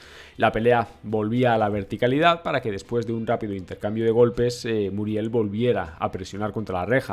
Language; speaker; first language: Spanish; native; Spanish